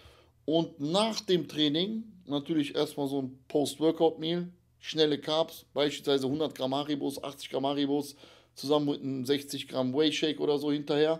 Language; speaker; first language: German; native; German